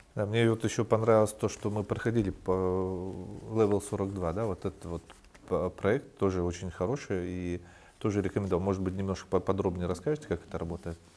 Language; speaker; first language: Russian; native; Russian